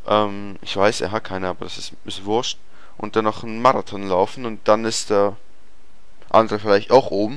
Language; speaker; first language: German; native; German